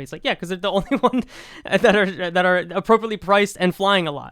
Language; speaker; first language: English; native; English